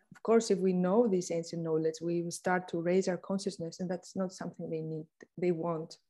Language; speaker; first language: English; non-native, fluent; Greek